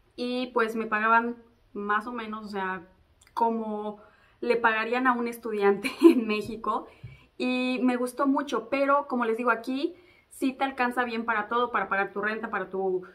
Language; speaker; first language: Spanish; native; Spanish